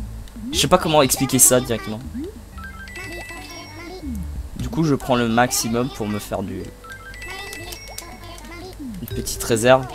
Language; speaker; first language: French; native; French